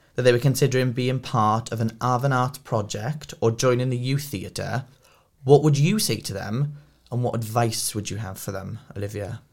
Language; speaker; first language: English; native; English